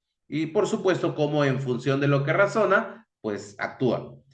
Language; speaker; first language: Spanish; native; Spanish